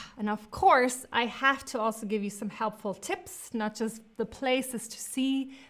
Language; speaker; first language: English; non-native, fluent; German